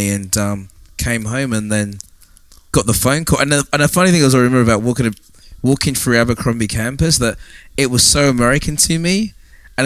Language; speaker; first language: English; native; English